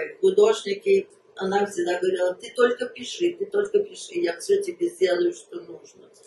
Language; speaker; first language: Russian; early bilingual, heritage; Russian